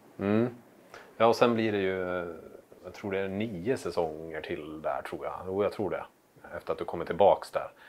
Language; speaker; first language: Swedish; native; Swedish